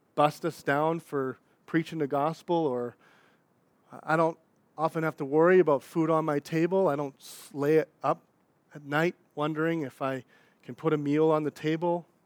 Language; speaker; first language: English; native; English